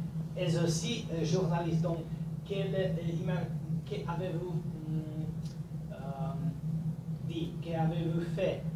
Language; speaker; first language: French; non-native, fluent; Slovak